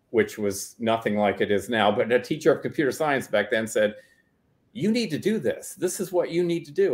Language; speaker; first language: English; native; English